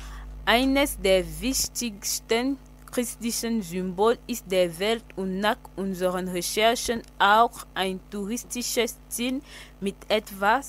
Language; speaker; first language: German; non-native, fluent; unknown